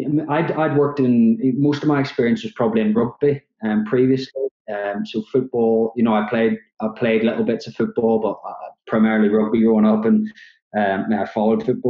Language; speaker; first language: English; native; English